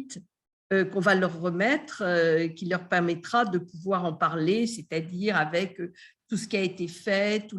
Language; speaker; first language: French; native; French